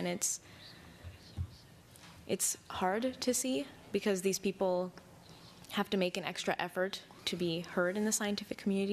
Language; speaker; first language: English; native; English